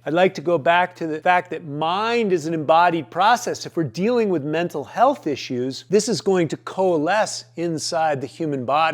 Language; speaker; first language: English; native; English